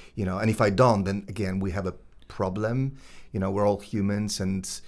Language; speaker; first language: English; non-native, fluent; Polish